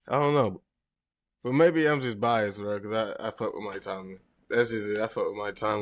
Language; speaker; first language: English; native; English